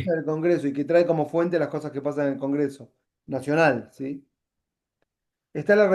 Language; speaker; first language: Spanish; native; Spanish